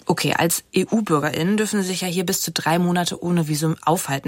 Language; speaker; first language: German; native; German